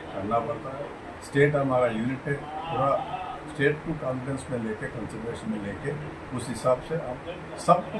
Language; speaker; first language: Hindi; non-native, local second language; Telugu